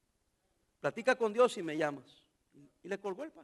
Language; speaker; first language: Spanish; native; Spanish